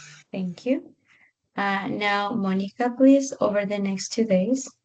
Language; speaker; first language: English; non-native, fluent; Spanish